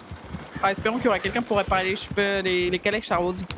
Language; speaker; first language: French; native; French